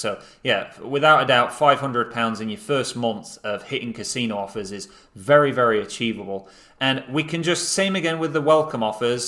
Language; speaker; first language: English; native; English